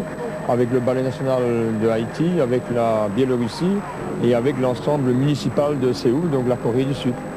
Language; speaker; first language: French; native; French